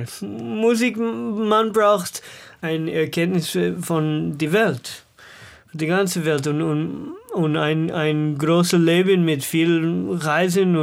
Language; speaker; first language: German; non-native, learner; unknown